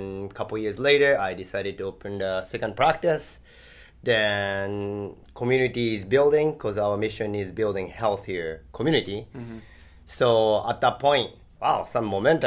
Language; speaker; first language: English; non-native, fluent; Japanese